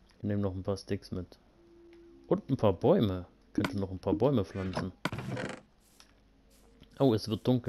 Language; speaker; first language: German; native; German